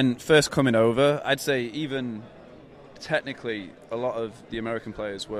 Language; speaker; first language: English; native; English